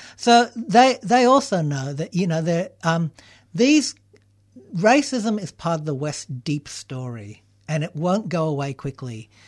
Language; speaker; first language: English; native; English